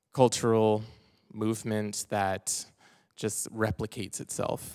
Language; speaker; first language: English; native; English